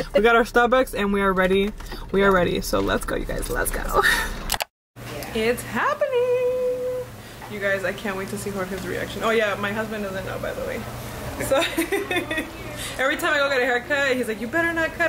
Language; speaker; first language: English; early bilingual, other home language; Spanish